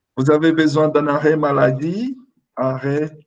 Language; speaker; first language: French; non-native, fluent; Portuguese